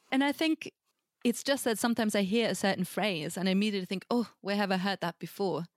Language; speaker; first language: English; non-native, fluent; German